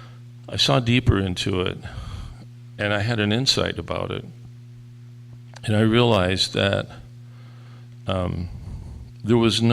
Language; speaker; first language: English; native; English